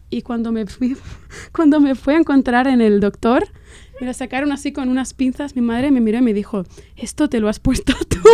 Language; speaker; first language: Spanish; non-native, local second language; Catalan